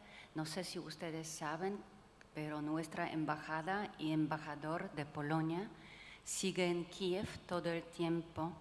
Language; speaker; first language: Spanish; non-native, fluent; Polish